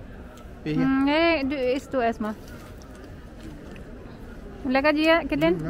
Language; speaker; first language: German; non-native, learner; Filipino